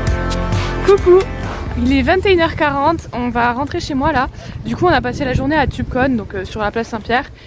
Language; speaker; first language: French; native; French